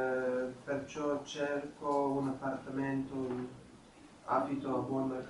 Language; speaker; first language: Italian; non-native, learner; Hungarian